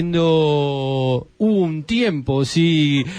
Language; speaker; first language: Spanish; native; Spanish